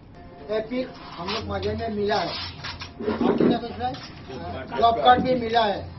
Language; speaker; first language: Hindi; non-native, local second language; Bangla